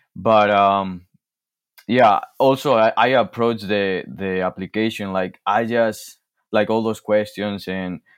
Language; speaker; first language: English; non-native, fluent; Spanish